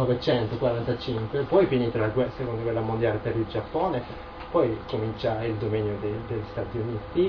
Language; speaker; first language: Italian; non-native, learner; Japanese